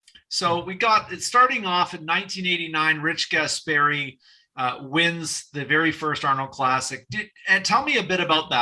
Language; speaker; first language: English; native; English